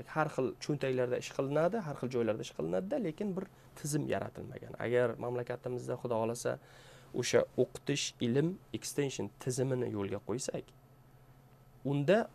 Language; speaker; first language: Uzbek; native; Uzbek